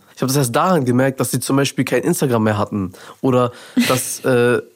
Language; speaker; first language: German; early bilingual, other home language; Persian